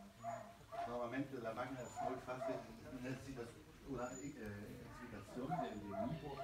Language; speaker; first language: Spanish; non-native, learner; German